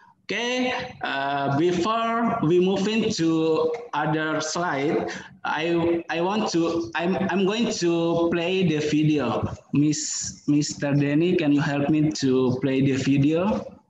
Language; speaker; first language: English; non-native, fluent; Indonesian